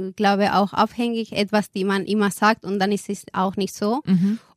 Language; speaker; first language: German; non-native, fluent; Spanish